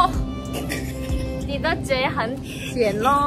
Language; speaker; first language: Chinese; non-native, learner; Korean